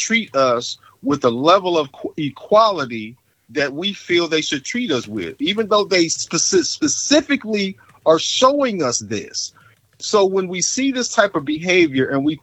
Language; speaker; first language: English; native; English